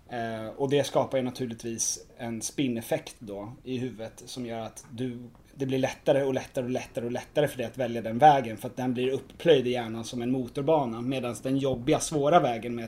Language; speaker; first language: Swedish; native; Swedish